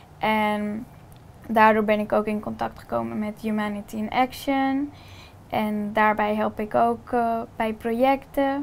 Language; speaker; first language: Dutch; early bilingual, other home language; Spanish